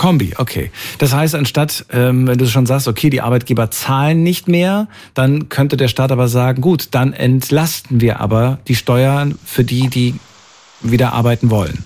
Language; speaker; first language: German; native; German